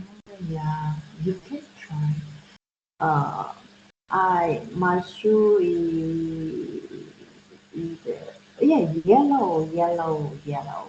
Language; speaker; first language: English; non-native, learner; Vietnamese